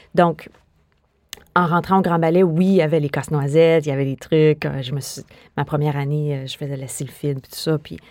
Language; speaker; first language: French; native; French